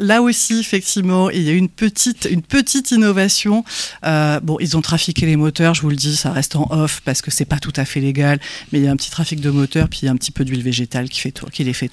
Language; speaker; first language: French; native; French